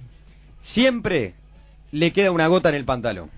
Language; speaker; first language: Spanish; native; Spanish